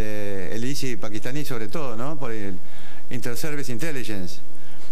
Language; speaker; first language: Spanish; native; Spanish